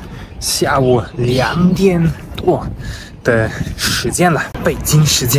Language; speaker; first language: Chinese; non-native, fluent; German